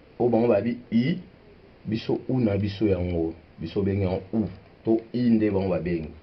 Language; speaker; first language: Lingala; native; Lingala